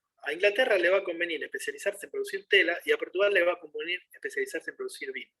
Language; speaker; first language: Spanish; native; Spanish